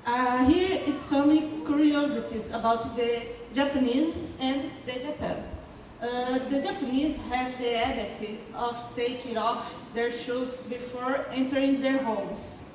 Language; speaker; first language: English; non-native, learner; Portuguese